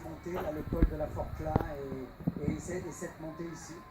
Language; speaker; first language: French; native; French